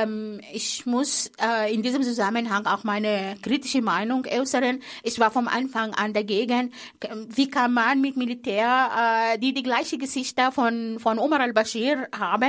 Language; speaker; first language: German; non-native, fluent; Arabic